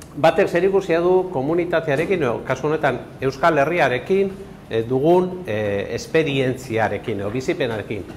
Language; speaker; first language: Basque; native; Basque